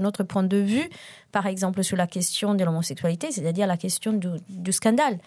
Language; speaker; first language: French; non-native, fluent; Italian